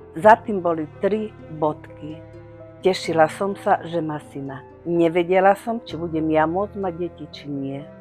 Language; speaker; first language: Slovak; native; Slovak